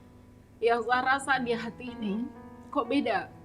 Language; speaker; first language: Indonesian; non-native, local second language; Javanese